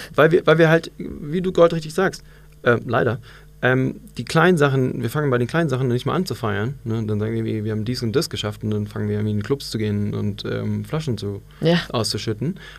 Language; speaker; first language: German; native; German